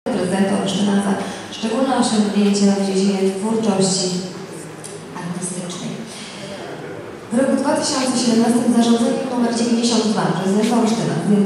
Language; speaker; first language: Polish; native; Polish